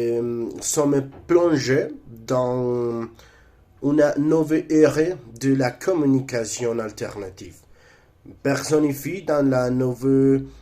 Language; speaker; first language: French; non-native, learner; Spanish